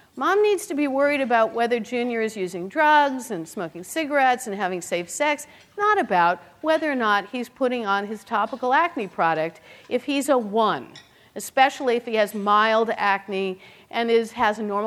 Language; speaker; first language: English; native; English